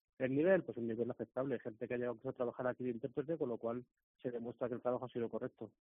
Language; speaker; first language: Spanish; native; Spanish